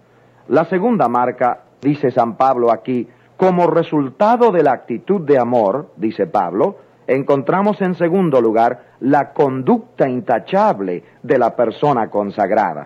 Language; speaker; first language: Spanish; native; Spanish